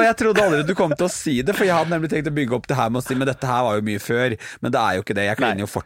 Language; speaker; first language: Norwegian; native; Norwegian